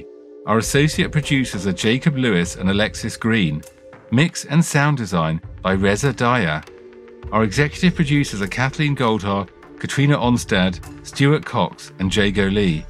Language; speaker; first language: English; native; English